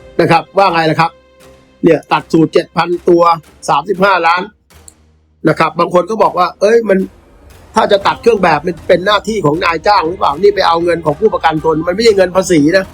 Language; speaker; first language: Thai; native; Thai